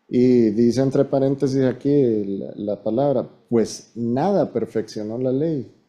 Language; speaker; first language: Spanish; native; Spanish